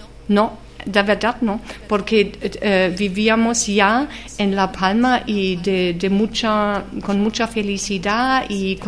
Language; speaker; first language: Spanish; non-native, fluent; German